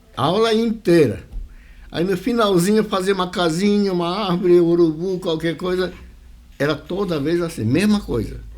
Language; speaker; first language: Portuguese; early bilingual, other home language; Japanese